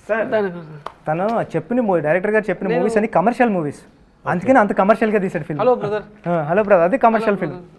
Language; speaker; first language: Telugu; native; Telugu